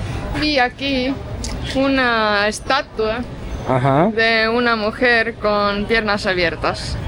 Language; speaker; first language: Spanish; non-native, fluent; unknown